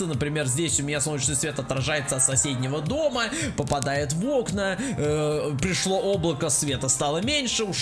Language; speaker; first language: Russian; native; Russian